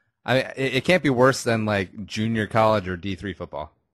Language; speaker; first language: English; native; English